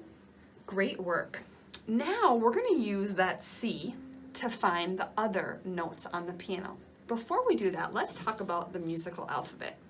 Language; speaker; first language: English; native; English